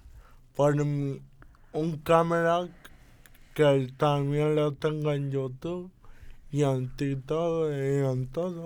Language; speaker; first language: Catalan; non-native, local second language; Spanish